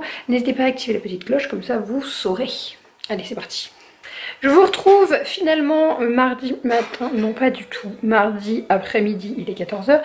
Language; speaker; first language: French; native; French